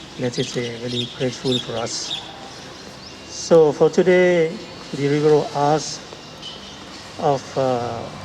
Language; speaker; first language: English; non-native, learner; Thai